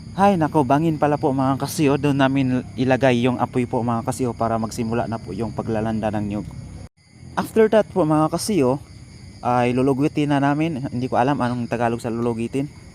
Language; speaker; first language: Filipino; non-native, local second language; Cebuano